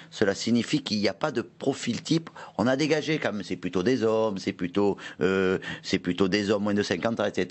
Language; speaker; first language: French; native; French